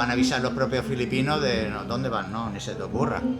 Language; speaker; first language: Spanish; native; Spanish